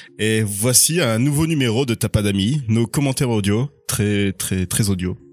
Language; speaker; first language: French; native; French